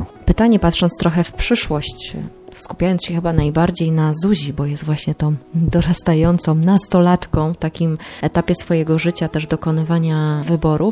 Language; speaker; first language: Polish; native; Polish